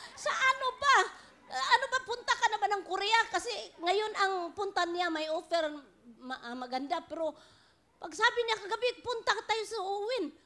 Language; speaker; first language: Filipino; non-native, local second language; Cebuano